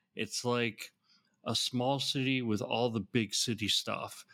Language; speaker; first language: English; native; English